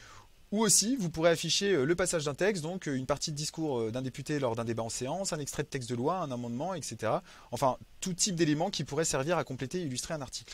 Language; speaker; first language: French; native; French